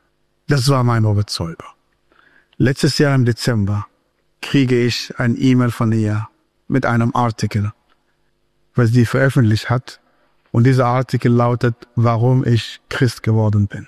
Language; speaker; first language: German; non-native, fluent; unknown